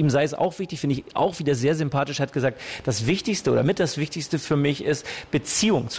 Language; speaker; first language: German; native; German